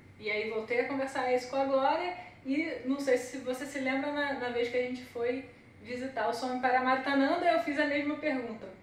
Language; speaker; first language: Portuguese; native; Portuguese